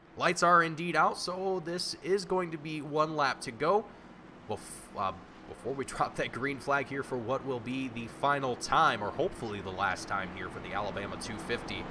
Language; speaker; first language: English; native; English